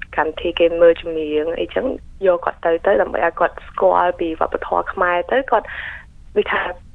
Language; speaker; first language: Khmer; early bilingual, heritage; Khmer